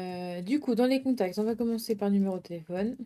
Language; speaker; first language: French; native; French